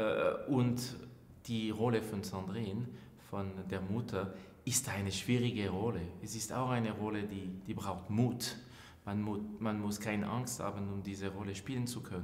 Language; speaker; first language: German; non-native, local second language; French